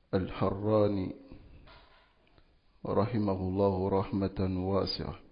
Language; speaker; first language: Arabic; non-native, fluent; French